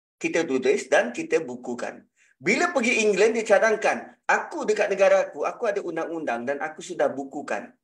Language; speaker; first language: Malay; native; Malay